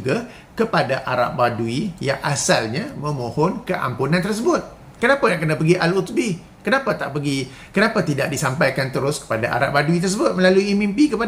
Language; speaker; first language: Malay; native; Malay